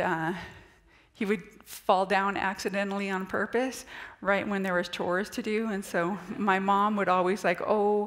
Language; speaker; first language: English; native; English